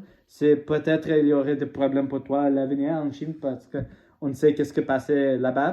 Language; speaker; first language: French; non-native, learner; English